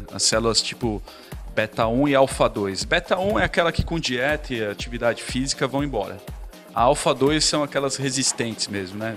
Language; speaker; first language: Portuguese; native; Portuguese